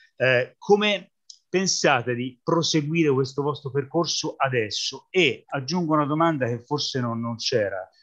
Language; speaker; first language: Italian; native; Italian